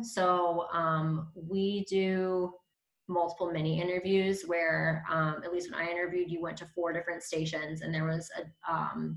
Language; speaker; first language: English; native; English